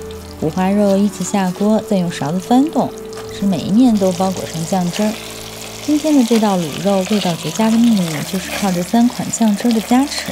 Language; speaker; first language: Chinese; native; Chinese